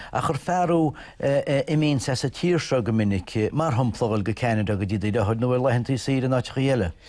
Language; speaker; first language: Irish; native; Irish